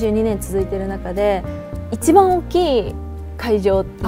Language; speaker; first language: Japanese; native; Japanese